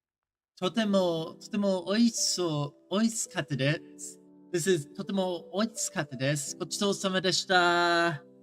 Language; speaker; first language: Japanese; non-native, learner; English